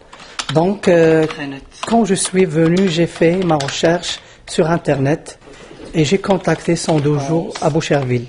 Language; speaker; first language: French; non-native, local second language; Arabic